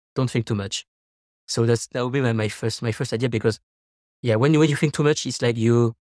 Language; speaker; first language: English; non-native, fluent; French